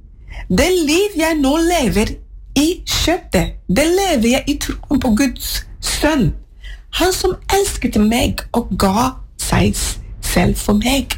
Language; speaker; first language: Norwegian; non-native, fluent; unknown